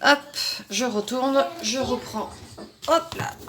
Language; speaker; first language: French; native; French